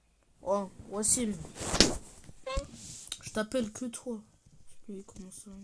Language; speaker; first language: French; native; French